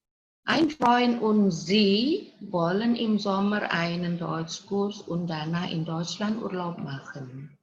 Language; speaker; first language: German; non-native, fluent; Indonesian